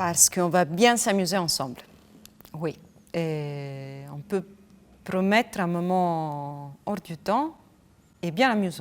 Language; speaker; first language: French; non-native, fluent; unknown